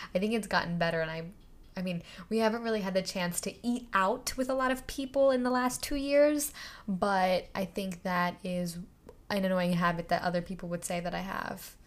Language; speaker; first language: English; native; English